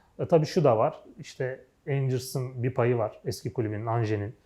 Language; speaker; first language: Turkish; native; Turkish